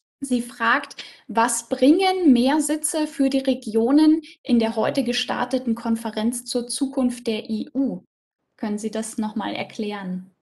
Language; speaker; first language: German; native; German